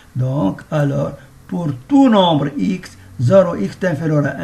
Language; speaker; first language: French; non-native, local second language; Arabic